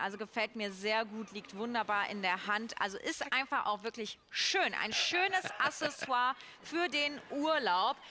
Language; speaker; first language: German; native; German